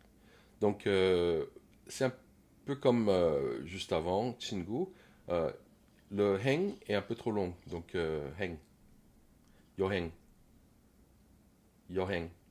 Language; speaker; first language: French; non-native, fluent; Korean